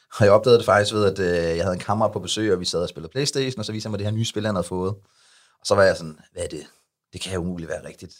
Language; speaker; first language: Danish; early bilingual, other home language; Arabic